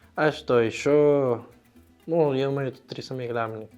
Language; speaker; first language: Russian; non-native, learner; Spanish